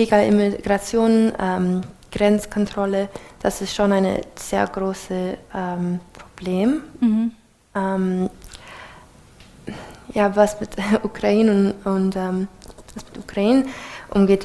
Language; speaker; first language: German; non-native, fluent; English